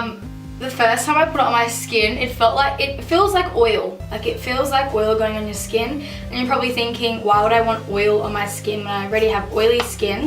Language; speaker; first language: English; native; English